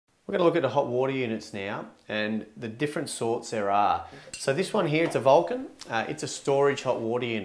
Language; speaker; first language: English; native; English